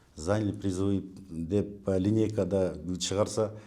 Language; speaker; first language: Russian; non-native, local second language; Kyrgyz